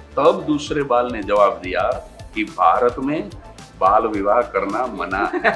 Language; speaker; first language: Hindi; non-native, local second language; Gujarati